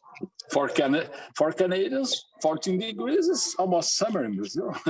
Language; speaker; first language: English; non-native, learner; Portuguese